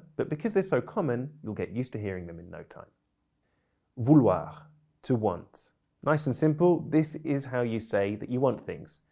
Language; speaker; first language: English; native; English